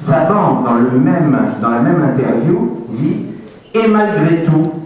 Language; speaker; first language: French; native; French